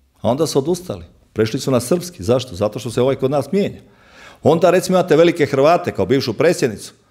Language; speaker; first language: Croatian; native; Croatian